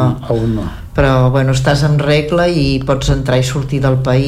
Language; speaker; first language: Catalan; native; Catalan